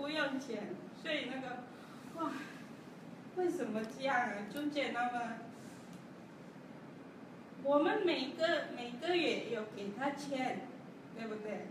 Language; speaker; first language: Chinese; non-native, learner; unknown